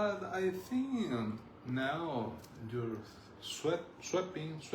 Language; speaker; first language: English; non-native, learner; Spanish